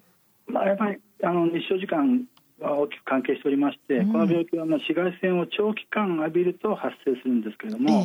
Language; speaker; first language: Japanese; native; Japanese